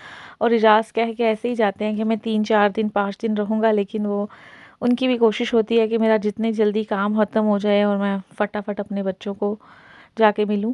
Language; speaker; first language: Hindi; native; Hindi